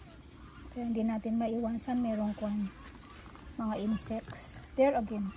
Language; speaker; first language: Filipino; non-native, local second language; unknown